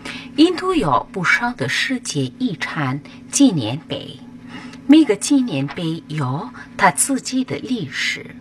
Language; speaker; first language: Chinese; non-native, fluent; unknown